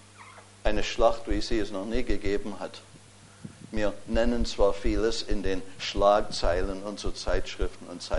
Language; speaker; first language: German; native; German